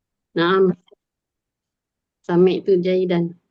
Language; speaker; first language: Arabic; non-native, learner; Malay